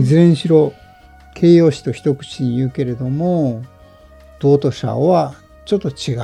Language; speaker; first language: Japanese; native; Japanese